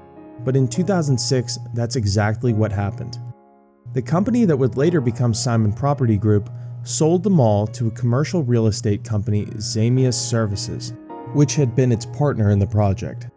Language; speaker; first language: English; native; English